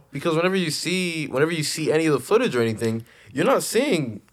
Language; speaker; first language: English; native; English